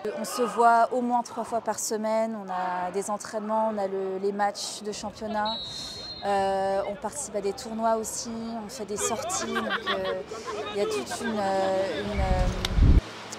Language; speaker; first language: French; native; French